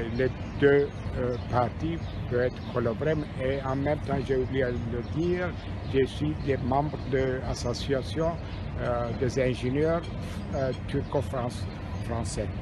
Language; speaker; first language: French; non-native, fluent; Turkish